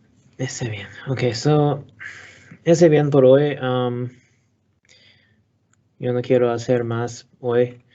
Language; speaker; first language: Spanish; non-native, learner; English